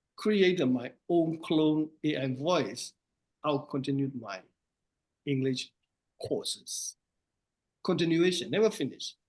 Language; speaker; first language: English; non-native, fluent; Burmese